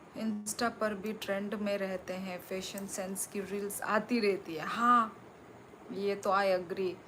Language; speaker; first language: Hindi; non-native, local second language; Kok Borok